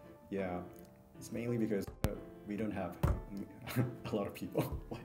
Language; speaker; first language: English; non-native, fluent; Japanese